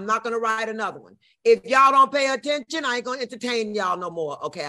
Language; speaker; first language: English; native; English